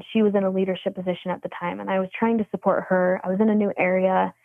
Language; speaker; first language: English; native; English